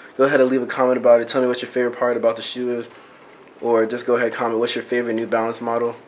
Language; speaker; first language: English; native; English